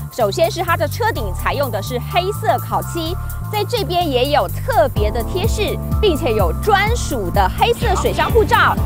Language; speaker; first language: Chinese; native; Chinese